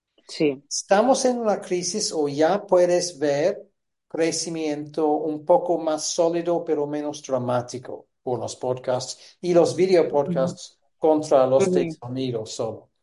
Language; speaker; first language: Spanish; non-native, fluent; English